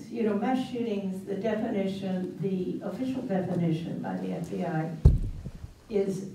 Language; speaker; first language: English; native; English